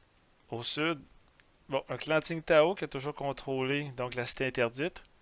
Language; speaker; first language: French; native; French